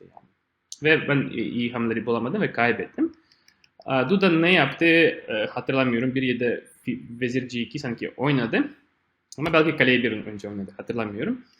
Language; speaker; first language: Turkish; non-native, fluent; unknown